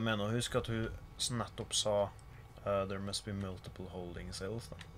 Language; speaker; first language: Norwegian; native; Norwegian